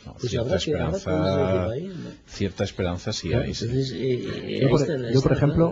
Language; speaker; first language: Spanish; native; Spanish